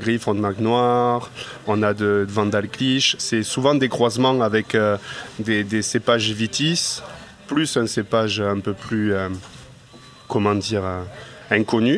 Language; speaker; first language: French; native; French